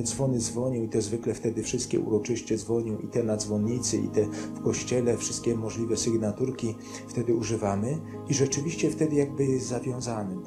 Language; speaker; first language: Polish; native; Polish